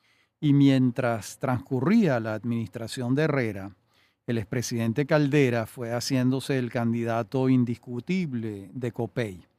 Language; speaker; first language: Spanish; native; Spanish